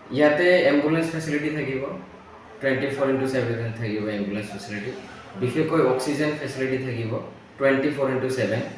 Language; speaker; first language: Assamese; non-native, local second language; Bangla